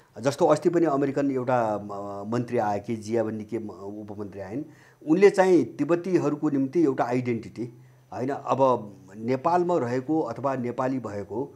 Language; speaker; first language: Nepali; native; Nepali